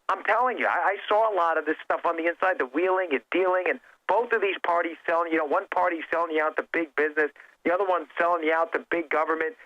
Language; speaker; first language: English; native; English